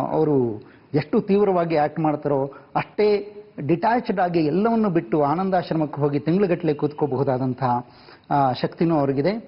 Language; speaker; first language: Kannada; native; Kannada